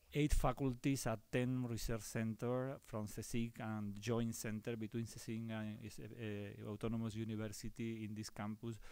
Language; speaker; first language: English; non-native, fluent; Spanish